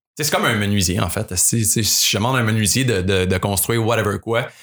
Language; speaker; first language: French; native; French